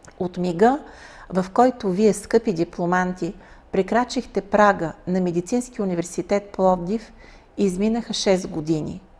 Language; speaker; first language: Bulgarian; native; Bulgarian